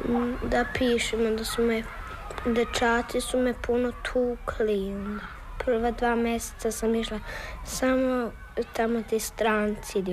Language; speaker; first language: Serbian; early bilingual, other home language; Croatian